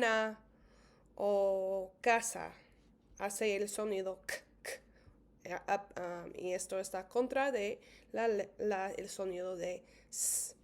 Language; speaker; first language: Spanish; non-native, fluent; English